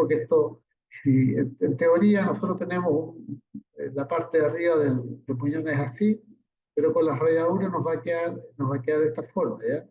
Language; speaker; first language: Spanish; native; Spanish